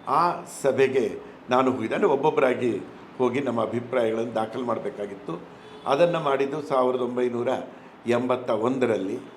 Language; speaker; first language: Kannada; non-native, local second language; Telugu